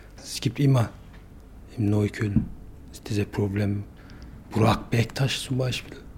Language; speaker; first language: German; non-native, learner; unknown